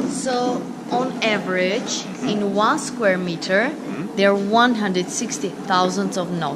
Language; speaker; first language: English; non-native, fluent; Armenian